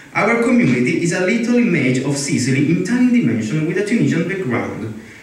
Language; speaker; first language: English; non-native, fluent; Italian